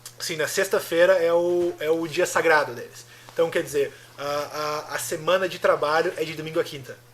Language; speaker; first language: Portuguese; native; Portuguese